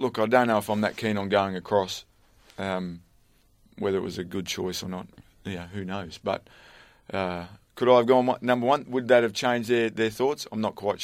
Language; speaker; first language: English; native; English